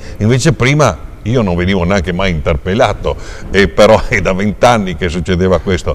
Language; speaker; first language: Italian; native; Italian